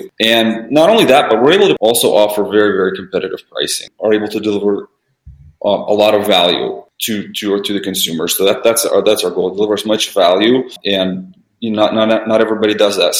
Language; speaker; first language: English; early bilingual, other home language; Russian